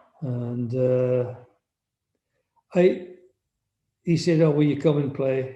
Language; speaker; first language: English; native; English